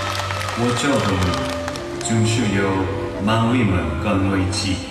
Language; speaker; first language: Chinese; non-native, learner; Korean